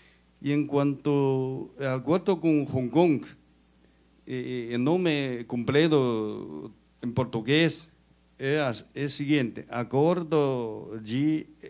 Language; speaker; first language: Spanish; non-native, fluent; Chinese